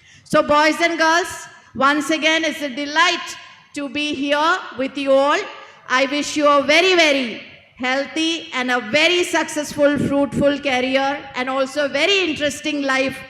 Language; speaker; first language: English; non-native, local second language; Malayalam